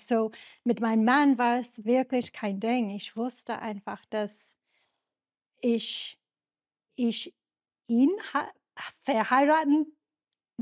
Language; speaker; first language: German; non-native, learner; English